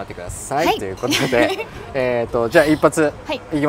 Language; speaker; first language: Japanese; native; Japanese